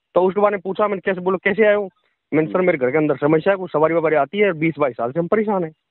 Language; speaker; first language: Hindi; native; Hindi